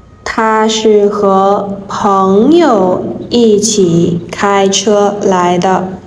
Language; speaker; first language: Chinese; non-native, learner; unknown